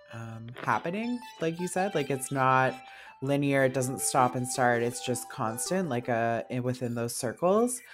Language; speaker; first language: English; native; English